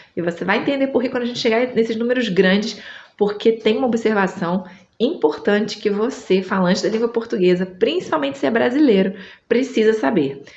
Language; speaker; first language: Portuguese; native; Portuguese